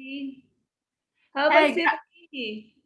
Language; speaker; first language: English; non-native, learner; Japanese